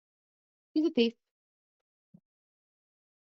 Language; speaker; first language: English; native; English